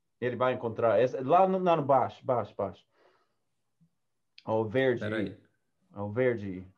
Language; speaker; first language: Portuguese; non-native, learner; English